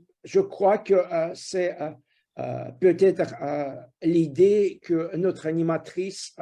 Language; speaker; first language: French; non-native, fluent; Russian